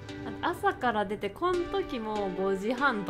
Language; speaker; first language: Japanese; native; Japanese